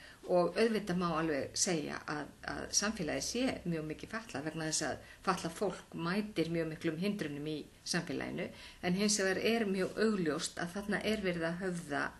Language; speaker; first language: Icelandic; native; Icelandic